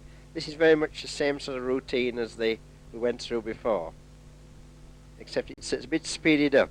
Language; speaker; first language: English; native; English